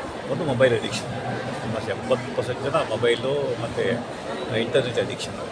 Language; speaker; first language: Kannada; native; Kannada